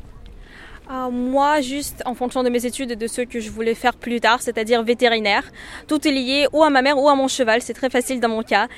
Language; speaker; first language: French; non-native, fluent; Russian